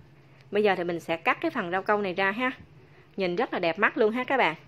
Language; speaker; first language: Vietnamese; native; Vietnamese